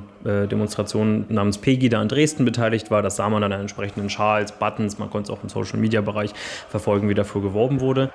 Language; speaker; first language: German; native; German